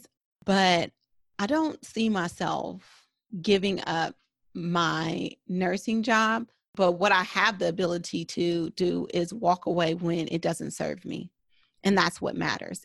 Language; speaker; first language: English; native; English